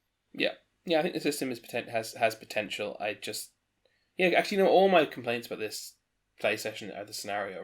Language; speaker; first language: English; native; English